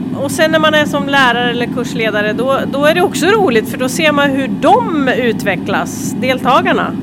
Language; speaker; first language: Swedish; native; Swedish